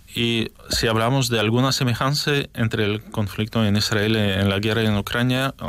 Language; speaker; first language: Spanish; non-native, fluent; Ukrainian